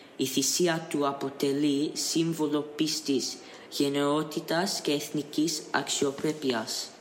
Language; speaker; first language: Greek; early bilingual, heritage; Greek